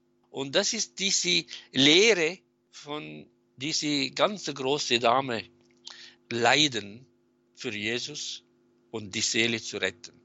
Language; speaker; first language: German; non-native, fluent; Arabic